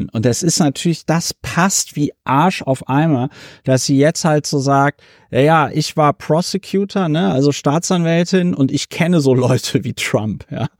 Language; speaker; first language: German; native; German